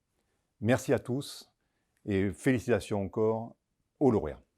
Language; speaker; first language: French; native; French